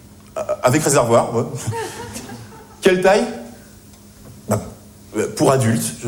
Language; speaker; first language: French; native; French